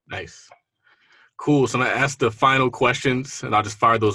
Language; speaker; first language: English; native; English